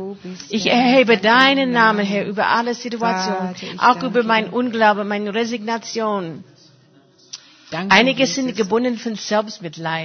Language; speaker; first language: German; non-native, fluent; English